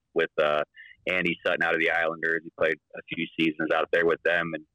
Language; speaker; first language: English; native; English